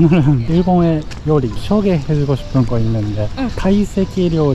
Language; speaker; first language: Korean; non-native, learner; Japanese